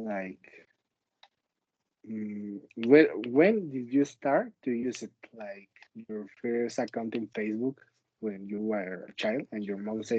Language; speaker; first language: English; non-native, learner; Spanish